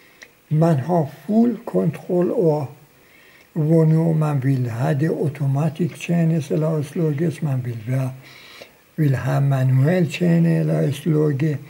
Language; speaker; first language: Danish; non-native, local second language; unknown